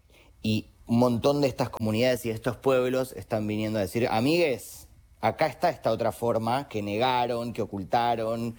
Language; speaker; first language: Spanish; native; Spanish